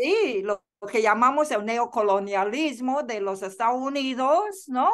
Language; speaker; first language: Spanish; non-native, fluent; Chinese